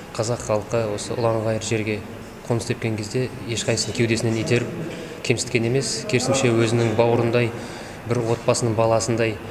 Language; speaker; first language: Kazakh; non-native, local second language; Russian